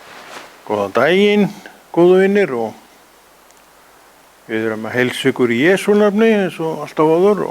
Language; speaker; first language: Icelandic; native; Icelandic